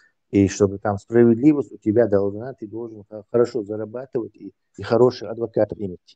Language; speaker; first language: Russian; non-native, local second language; Chechen